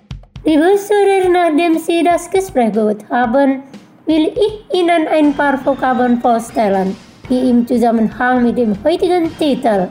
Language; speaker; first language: German; non-native, fluent; Indonesian